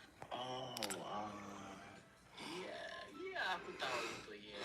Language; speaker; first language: Indonesian; non-native, fluent; English